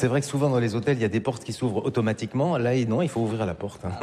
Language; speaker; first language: French; native; French